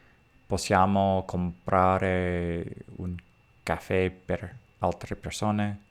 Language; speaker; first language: Italian; non-native, learner; English